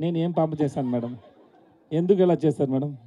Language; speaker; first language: Telugu; non-native, learner; Tamil